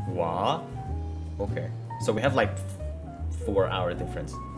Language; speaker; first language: English; non-native, fluent; Indonesian